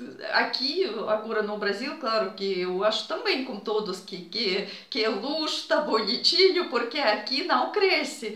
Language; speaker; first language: Portuguese; non-native, fluent; Russian